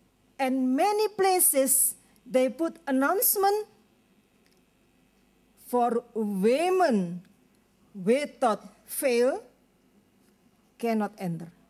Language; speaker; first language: English; non-native, learner; Indonesian